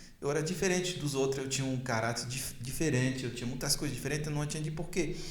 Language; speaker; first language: Portuguese; non-native, fluent; French